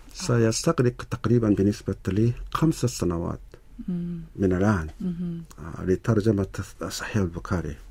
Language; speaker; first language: Arabic; non-native, learner; Korean